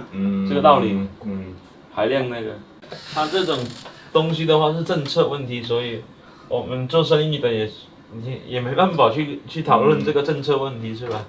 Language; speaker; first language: Chinese; native; Chinese